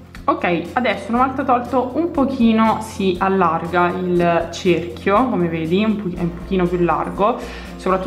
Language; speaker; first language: Italian; native; Italian